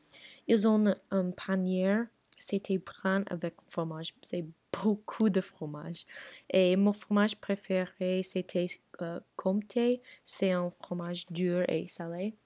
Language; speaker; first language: French; non-native, learner; English